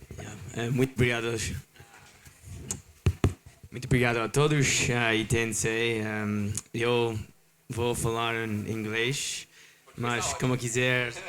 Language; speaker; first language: Portuguese; non-native, learner; English